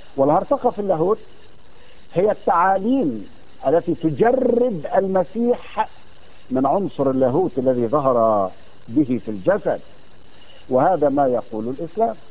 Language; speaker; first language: Arabic; native; Arabic